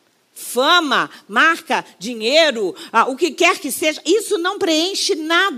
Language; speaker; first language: Portuguese; native; Portuguese